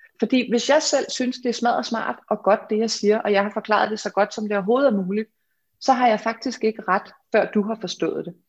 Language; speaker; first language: Danish; native; Danish